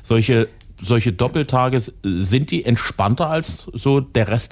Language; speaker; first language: German; native; German